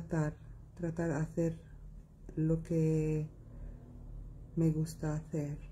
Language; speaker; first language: Spanish; non-native, fluent; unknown